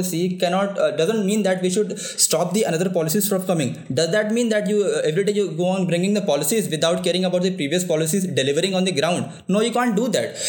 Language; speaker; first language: English; non-native, local second language; Hindi